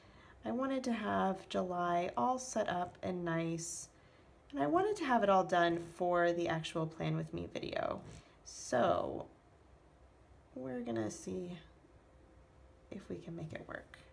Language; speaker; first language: English; native; English